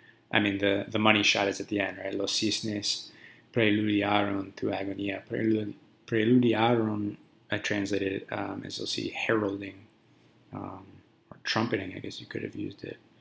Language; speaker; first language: English; native; English